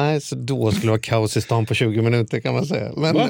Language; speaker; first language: Swedish; native; Swedish